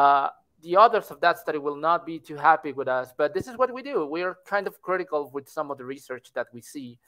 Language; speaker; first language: English; non-native, fluent; Spanish